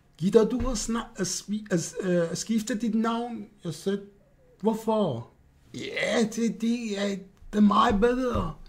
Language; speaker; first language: Danish; non-native, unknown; Persian